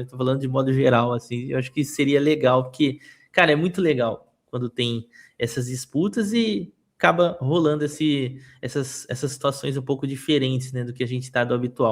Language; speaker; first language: Portuguese; native; Portuguese